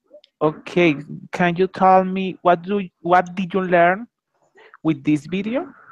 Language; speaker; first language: English; non-native, fluent; Spanish